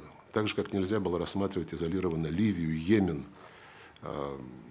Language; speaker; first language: Russian; native; Russian